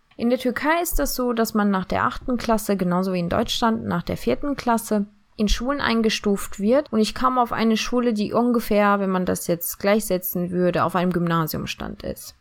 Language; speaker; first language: German; early bilingual, other home language; Turkish